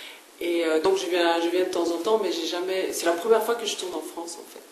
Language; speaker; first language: French; non-native, fluent; English